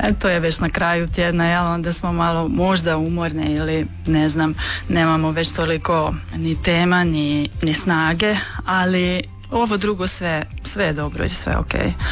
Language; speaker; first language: Croatian; non-native, local second language; Hungarian